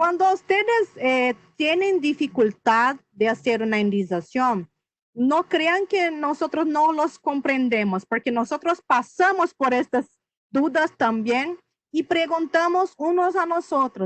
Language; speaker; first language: Spanish; non-native, fluent; Portuguese